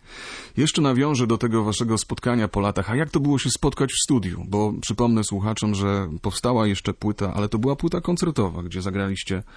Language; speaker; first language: Polish; native; Polish